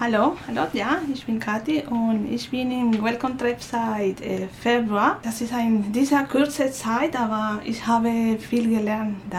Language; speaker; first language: German; non-native, fluent; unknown